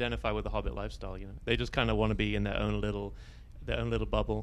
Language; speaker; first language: English; native; English